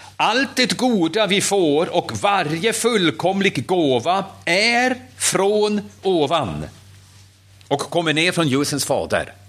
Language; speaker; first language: Swedish; non-native, fluent; German